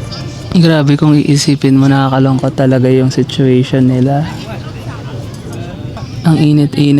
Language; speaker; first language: Filipino; native; Filipino